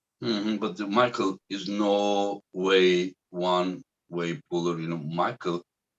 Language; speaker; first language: English; non-native, fluent; Turkish